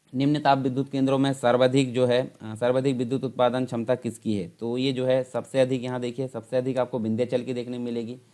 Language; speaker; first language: Hindi; native; Hindi